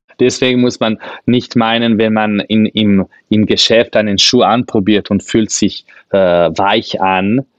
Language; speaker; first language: German; non-native, local second language; Ladin